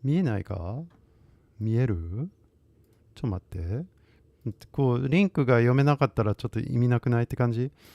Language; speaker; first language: Japanese; non-native, fluent; English